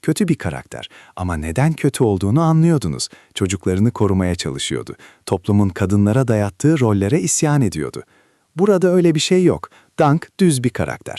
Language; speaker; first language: Turkish; native; Turkish